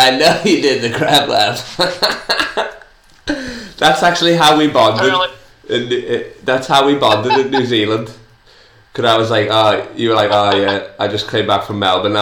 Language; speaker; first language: English; native; English